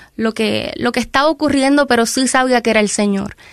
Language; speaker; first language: Spanish; native; Spanish